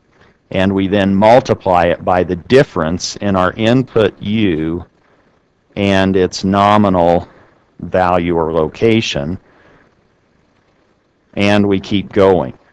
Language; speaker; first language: English; native; English